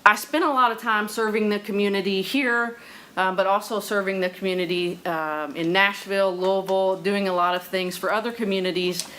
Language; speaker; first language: English; native; English